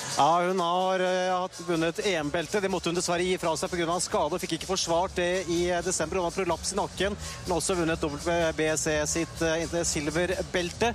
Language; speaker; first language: Norwegian; native; Norwegian